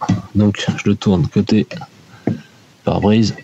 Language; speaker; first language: French; native; French